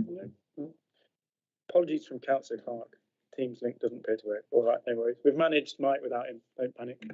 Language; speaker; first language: English; native; English